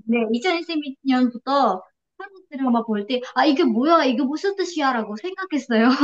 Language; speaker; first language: Korean; non-native, learner; Indonesian